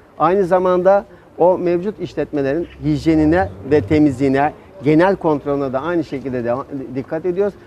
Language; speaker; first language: Turkish; native; Turkish